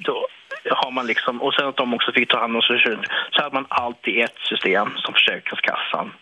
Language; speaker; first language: Swedish; native; Swedish